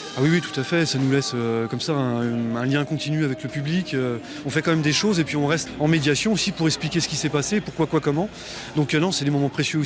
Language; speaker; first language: French; native; French